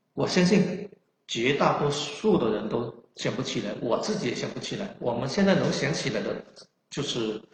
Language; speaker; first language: Chinese; non-native, local second language; Min Nan Chinese